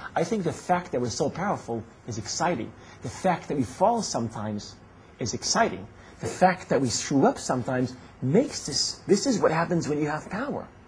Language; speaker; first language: English; non-native, fluent; Hebrew